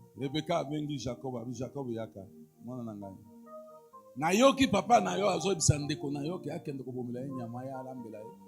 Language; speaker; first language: Lingala; native; Lingala